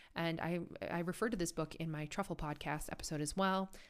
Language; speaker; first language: English; native; English